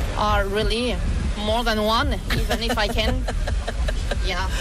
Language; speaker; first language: English; non-native, learner; French